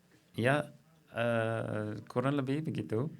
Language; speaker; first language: Indonesian; non-native, fluent; English